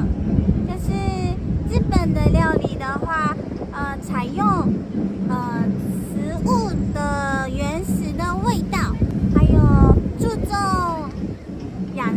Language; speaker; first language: Chinese; early bilingual, heritage; Japanese